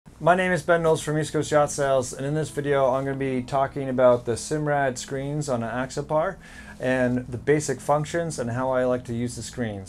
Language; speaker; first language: English; native; English